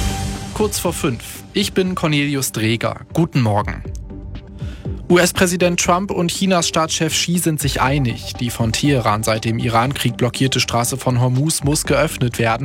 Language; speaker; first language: German; native; German